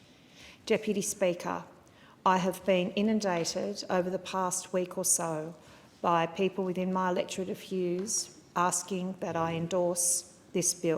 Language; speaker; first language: English; native; English